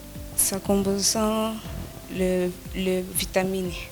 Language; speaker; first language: French; non-native, learner; Kinyarwanda